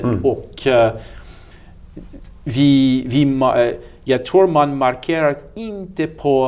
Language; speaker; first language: Swedish; non-native, learner; English